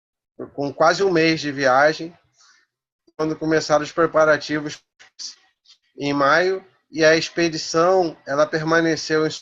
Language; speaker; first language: Portuguese; native; Portuguese